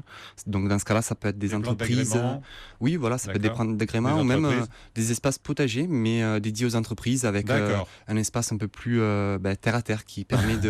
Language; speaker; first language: French; native; French